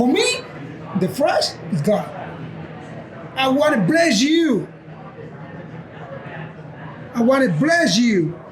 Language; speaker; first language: English; non-native, learner; Spanish